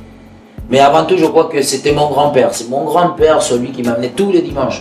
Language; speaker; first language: French; non-native, fluent; Spanish